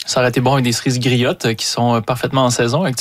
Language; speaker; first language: French; native; French